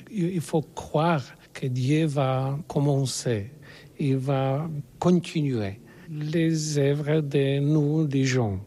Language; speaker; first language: French; non-native, learner; Polish